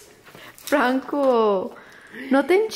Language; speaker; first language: Spanish; early bilingual, heritage; Spanish